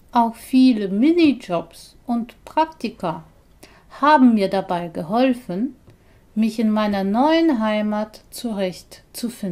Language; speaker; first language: German; non-native, fluent; Persian